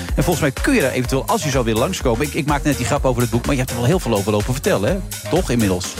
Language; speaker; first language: Dutch; native; Dutch